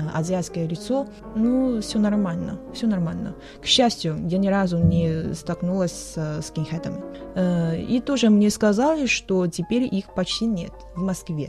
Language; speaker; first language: Russian; non-native, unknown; Chinese